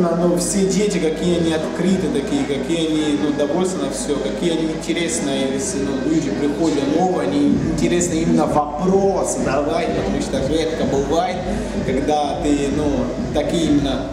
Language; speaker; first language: Russian; non-native, learner; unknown